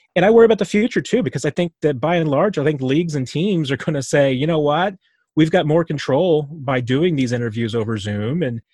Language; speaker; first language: English; native; English